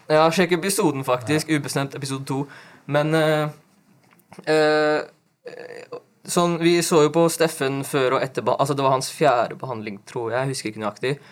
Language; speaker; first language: Norwegian; early bilingual, other home language; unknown